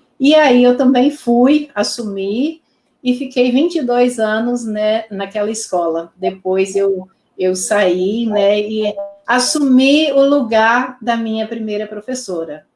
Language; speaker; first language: Portuguese; non-native, local second language; Low German